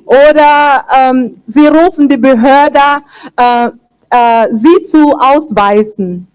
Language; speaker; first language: German; non-native, fluent; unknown